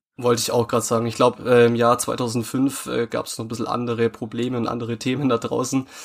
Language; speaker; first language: German; native; German